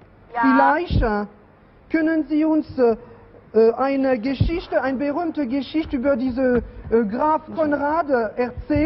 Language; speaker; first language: German; non-native, learner; French